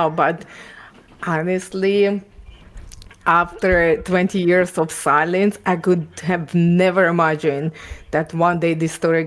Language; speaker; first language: English; non-native, fluent; Ukrainian